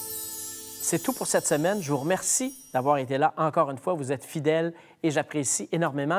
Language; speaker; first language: French; native; French